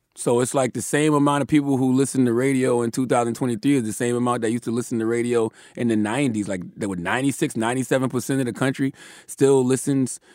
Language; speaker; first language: English; native; English